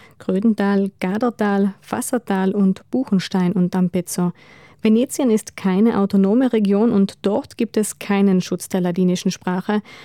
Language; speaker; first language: German; native; German